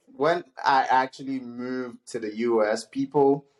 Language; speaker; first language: English; non-native, local second language; Yoruba